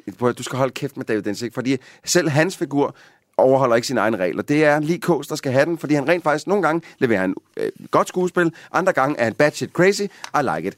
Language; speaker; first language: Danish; native; Danish